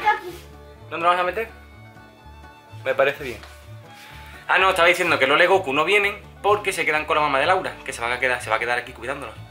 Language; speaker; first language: Spanish; native; Spanish